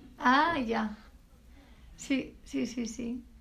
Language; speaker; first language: Spanish; native; Spanish